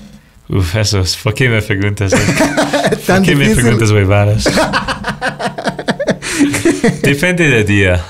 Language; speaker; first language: Spanish; non-native, fluent; English